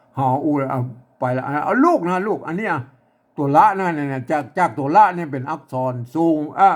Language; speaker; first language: Thai; native; Thai